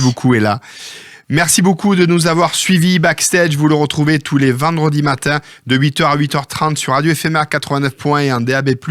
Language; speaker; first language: French; native; French